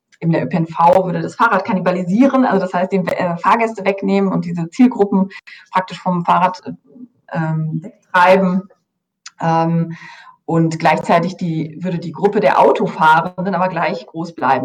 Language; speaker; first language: German; native; German